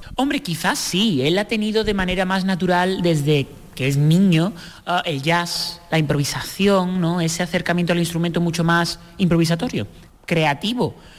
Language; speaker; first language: Spanish; native; Spanish